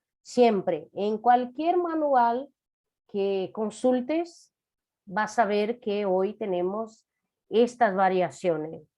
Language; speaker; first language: Spanish; non-native, fluent; Portuguese